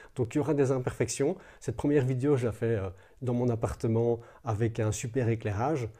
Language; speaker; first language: French; native; French